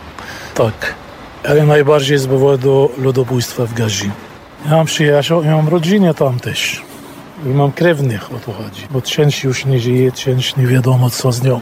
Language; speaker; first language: Polish; non-native, fluent; Arabic